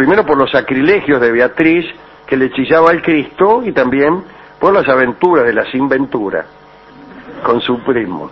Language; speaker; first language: Spanish; native; Spanish